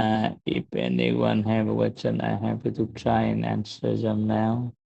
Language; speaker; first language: English; non-native, learner; Vietnamese